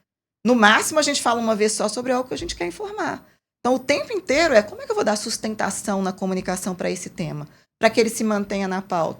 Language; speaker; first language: Portuguese; native; Portuguese